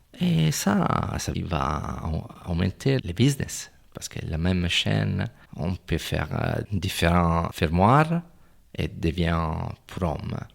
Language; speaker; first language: French; non-native, fluent; Italian